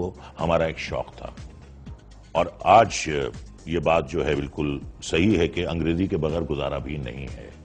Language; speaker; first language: Hindi; native; Hindi